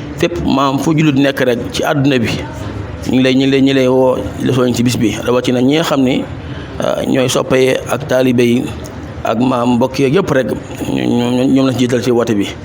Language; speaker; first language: Wolof; native; Wolof